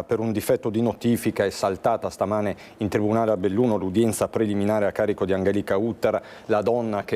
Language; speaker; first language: Italian; native; Italian